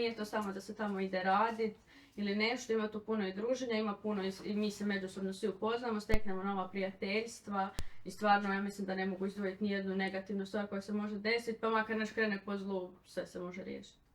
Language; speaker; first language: Croatian; native; Croatian